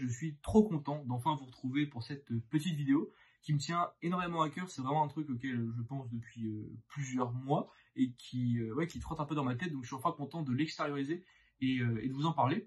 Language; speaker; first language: French; native; French